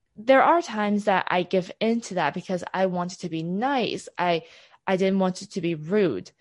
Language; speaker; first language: English; non-native, local second language; Cantonese